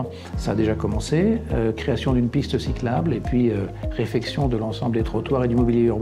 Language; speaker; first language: French; native; French